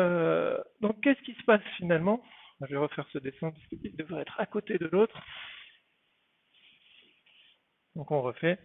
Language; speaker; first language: French; native; French